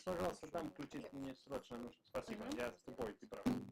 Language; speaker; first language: Russian; non-native, learner; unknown